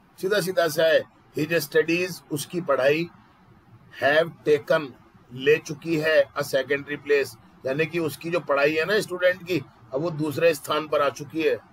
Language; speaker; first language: Hindi; native; Hindi